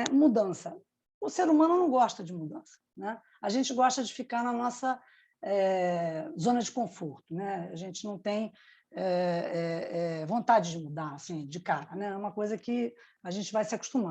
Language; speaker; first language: Portuguese; native; Portuguese